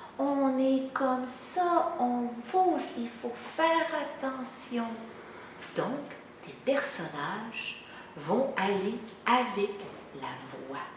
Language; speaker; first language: French; native; French